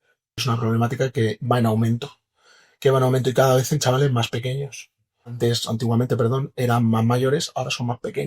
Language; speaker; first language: Spanish; native; Spanish